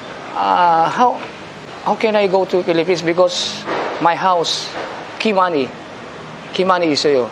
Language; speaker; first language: English; non-native, local second language; Filipino